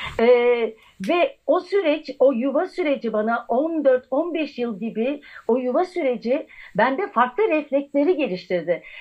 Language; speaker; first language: Turkish; native; Turkish